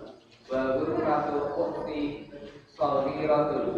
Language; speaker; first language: Arabic; non-native, learner; Indonesian